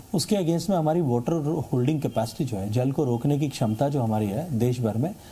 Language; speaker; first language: Hindi; native; Hindi